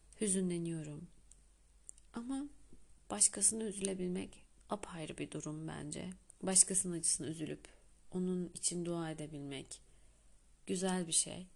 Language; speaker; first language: Turkish; native; Turkish